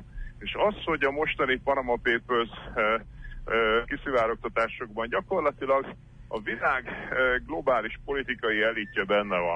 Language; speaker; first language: Hungarian; native; Hungarian